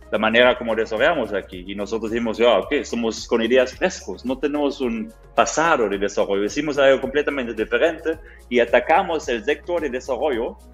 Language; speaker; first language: Spanish; non-native, fluent; German